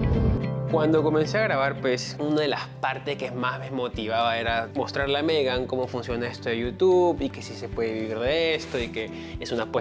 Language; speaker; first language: Spanish; native; Spanish